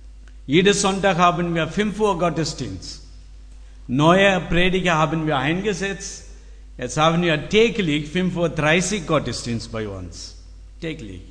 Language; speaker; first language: German; non-native, learner; Tamil